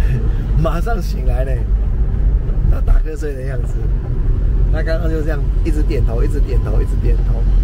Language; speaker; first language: Chinese; native; Chinese